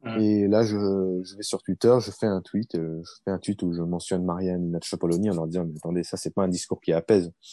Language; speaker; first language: French; early bilingual, other home language; Arabic